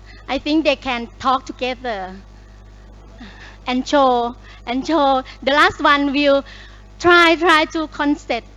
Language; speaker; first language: English; non-native, learner; Thai